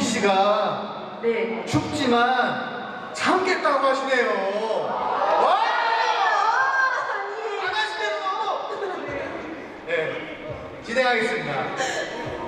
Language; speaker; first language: Korean; native; Korean